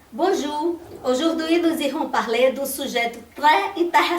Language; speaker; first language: French; non-native, learner; Portuguese